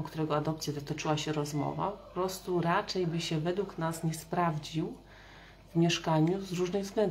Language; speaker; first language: Polish; native; Polish